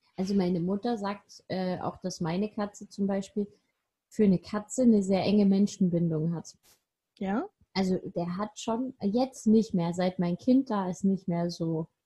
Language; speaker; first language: German; native; German